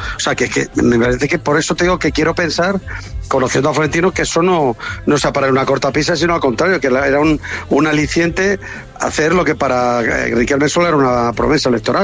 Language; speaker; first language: Spanish; native; Spanish